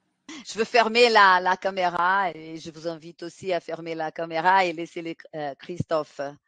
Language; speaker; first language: French; non-native, fluent; Portuguese